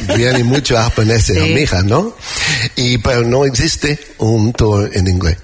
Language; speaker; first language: Spanish; non-native, learner; English